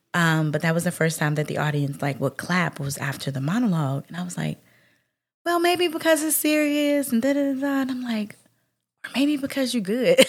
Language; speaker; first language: English; native; English